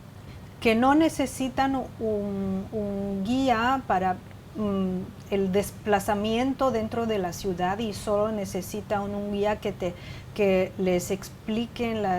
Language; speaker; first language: Spanish; non-native, fluent; Chinese